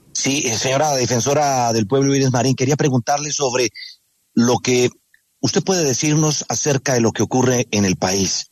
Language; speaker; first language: Spanish; native; Spanish